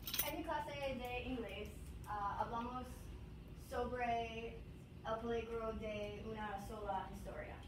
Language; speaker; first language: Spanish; non-native, learner; English